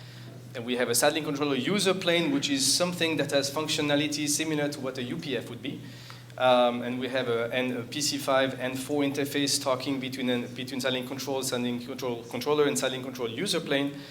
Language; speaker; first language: English; non-native, fluent; French